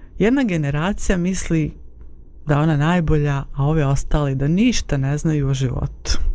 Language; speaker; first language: Bosnian; native; Bosnian